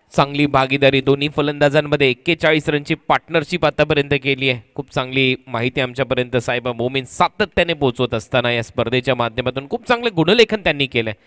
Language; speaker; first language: Marathi; native; Marathi